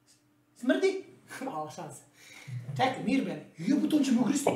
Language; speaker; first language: Bosnian; native; Bosnian